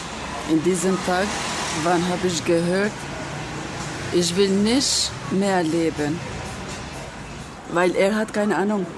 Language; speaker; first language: German; non-native, learner; Albanian